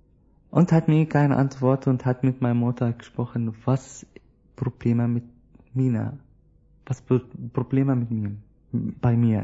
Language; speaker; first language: German; non-native, learner; Arabic